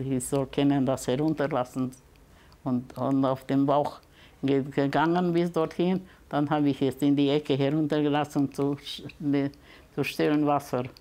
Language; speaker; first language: German; early bilingual, heritage; German